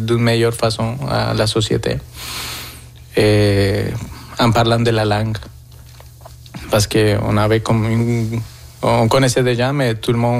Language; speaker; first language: French; non-native, learner; Spanish